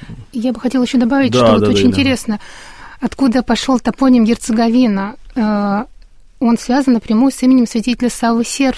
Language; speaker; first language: Russian; native; Russian